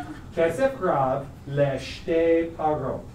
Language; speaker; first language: Hebrew; non-native, learner; English